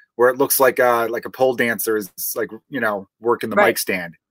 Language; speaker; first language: English; native; English